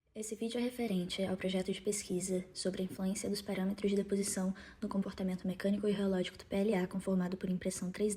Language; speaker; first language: Portuguese; native; Portuguese